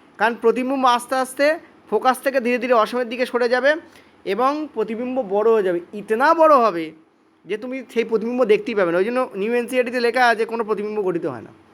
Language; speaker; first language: Bangla; native; Bangla